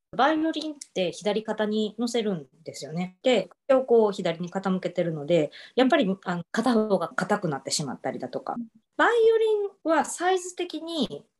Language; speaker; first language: Japanese; native; Japanese